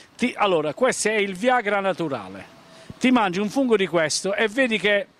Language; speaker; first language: Italian; native; Italian